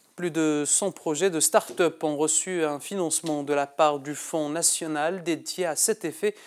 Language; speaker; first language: French; non-native, local second language; Arabic